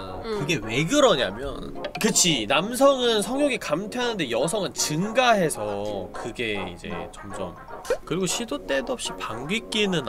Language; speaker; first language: Korean; native; Korean